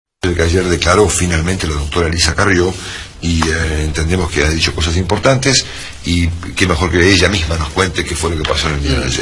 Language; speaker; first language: Spanish; native; Spanish